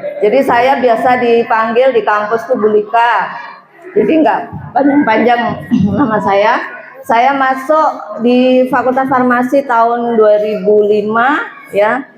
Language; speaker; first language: Indonesian; non-native, local second language; Javanese